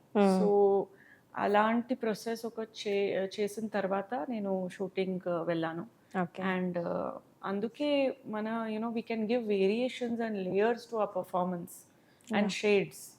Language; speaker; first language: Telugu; non-native, local second language; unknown